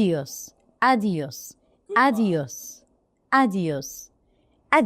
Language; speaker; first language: Spanish; non-native, learner; Arabic